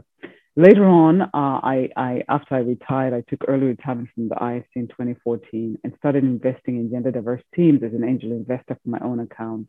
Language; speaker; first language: English; non-native, local second language; Shona